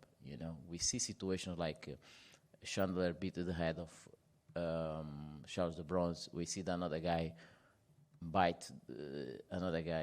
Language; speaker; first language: English; non-native, fluent; Portuguese